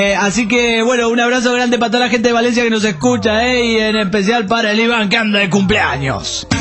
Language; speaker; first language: Spanish; native; Spanish